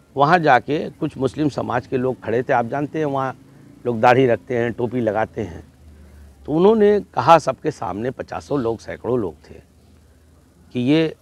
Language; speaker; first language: Hindi; native; Hindi